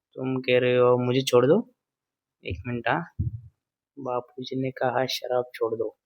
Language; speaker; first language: Hindi; non-native, local second language; Marathi